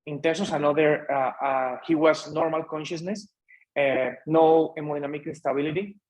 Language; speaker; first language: English; non-native, fluent; Spanish